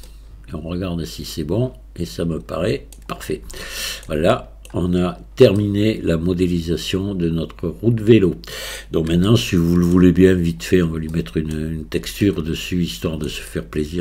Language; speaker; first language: French; native; French